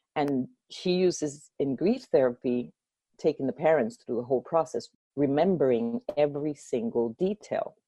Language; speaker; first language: English; early bilingual, other home language; Spanish